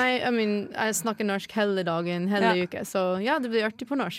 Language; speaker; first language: Norwegian; non-native, fluent; English